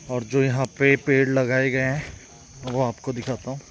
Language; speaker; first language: Hindi; native; Hindi